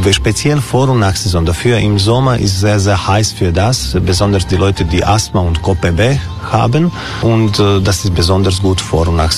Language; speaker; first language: German; non-native, learner; Croatian